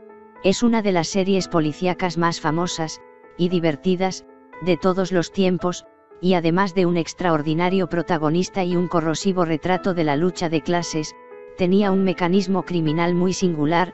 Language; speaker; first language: Spanish; native; Spanish